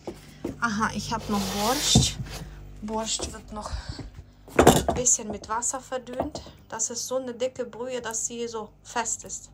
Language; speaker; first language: German; non-native, fluent; Ukrainian